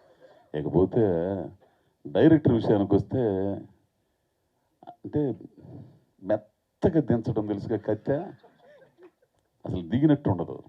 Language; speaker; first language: Telugu; native; Telugu